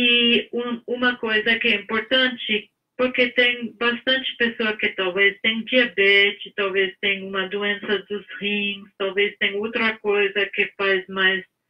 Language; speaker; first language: Portuguese; non-native, fluent; English